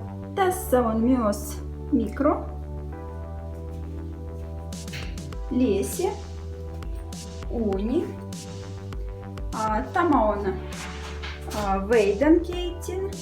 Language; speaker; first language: Finnish; non-native, learner; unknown